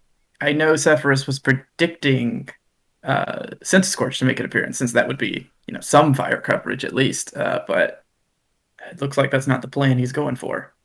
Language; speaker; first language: English; native; English